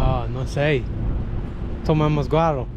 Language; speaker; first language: Spanish; non-native, learner; English